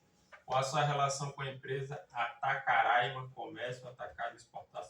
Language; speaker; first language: Portuguese; native; Portuguese